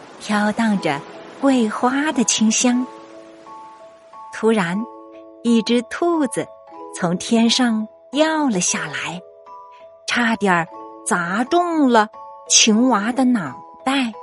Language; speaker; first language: Chinese; native; Chinese